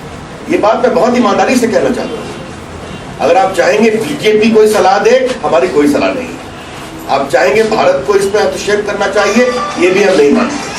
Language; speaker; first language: Hindi; native; Hindi